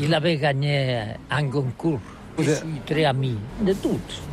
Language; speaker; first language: French; non-native, learner; Catalan